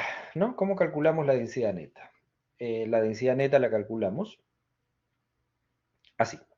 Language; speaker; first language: Spanish; native; Spanish